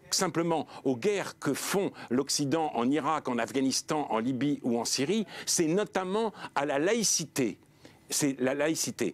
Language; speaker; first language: French; native; French